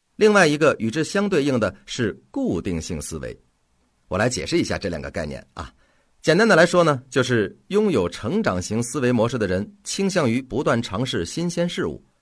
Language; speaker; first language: Chinese; native; Chinese